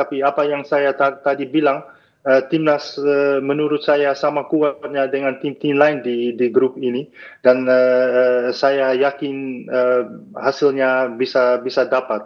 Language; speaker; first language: Indonesian; non-native, fluent; Dutch